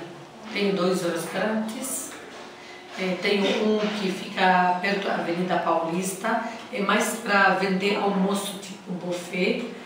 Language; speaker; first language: Portuguese; non-native, learner; Arabic